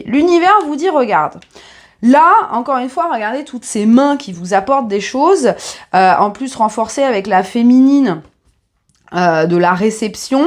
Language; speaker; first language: French; native; French